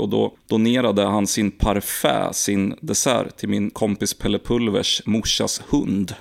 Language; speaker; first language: Swedish; native; Swedish